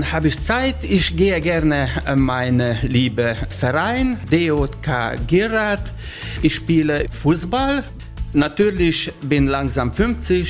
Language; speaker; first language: German; non-native, learner; Hungarian